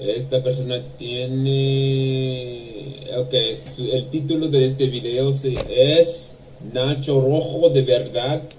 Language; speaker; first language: Spanish; non-native, learner; English